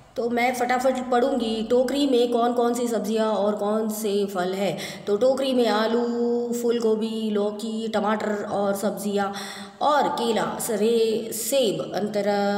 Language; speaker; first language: Hindi; non-native, local second language; Gujarati